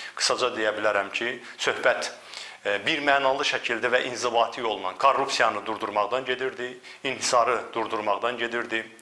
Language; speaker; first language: Azerbaijani; native; Azerbaijani